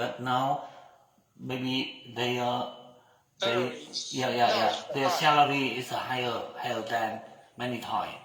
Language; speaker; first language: English; non-native, learner; Vietnamese